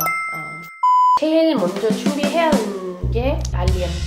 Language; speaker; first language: Korean; non-native, learner; Spanish